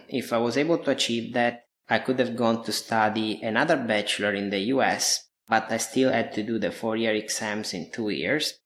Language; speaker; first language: English; non-native, fluent; Italian